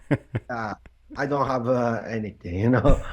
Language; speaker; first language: English; non-native, learner; Japanese